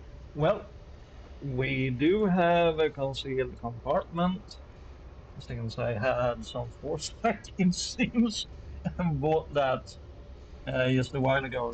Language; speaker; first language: English; non-native, fluent; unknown